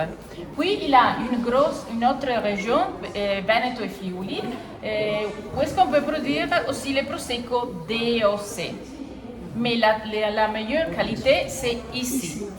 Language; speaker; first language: French; non-native, fluent; Italian